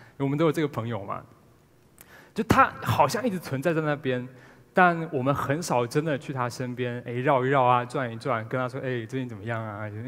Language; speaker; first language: Chinese; native; Chinese